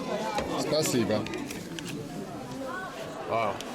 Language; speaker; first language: Russian; non-native, learner; English